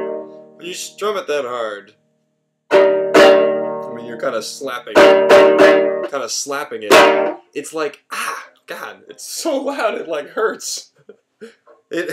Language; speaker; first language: English; native; English